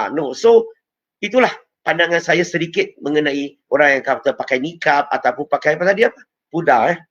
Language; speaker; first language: Malay; non-native, local second language; Chinese